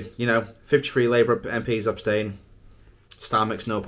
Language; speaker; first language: English; native; English